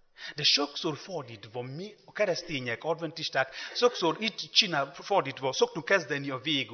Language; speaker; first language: Hungarian; non-native, learner; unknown